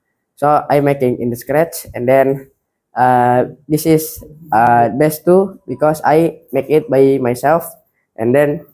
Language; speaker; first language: English; non-native, learner; Indonesian